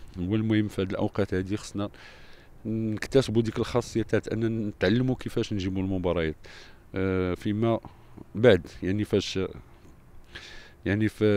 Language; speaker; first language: Arabic; native; Arabic